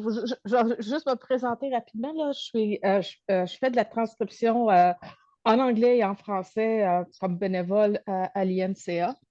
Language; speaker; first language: French; non-native, local second language; English